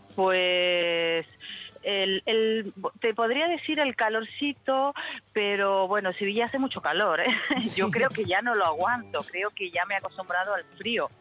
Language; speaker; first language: Spanish; native; Spanish